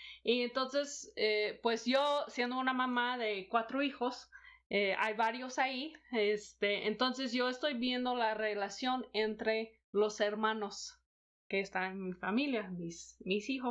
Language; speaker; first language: Spanish; non-native, fluent; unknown